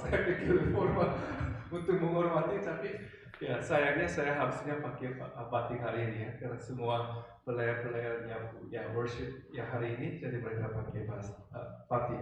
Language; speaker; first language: Indonesian; non-native, fluent; Korean